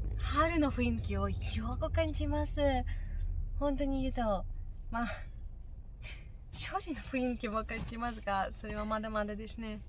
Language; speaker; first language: Japanese; non-native, fluent; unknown